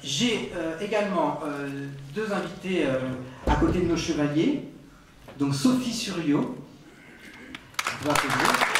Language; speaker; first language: French; native; French